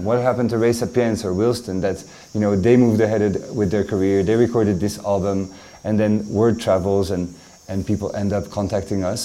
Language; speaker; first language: English; non-native, fluent; French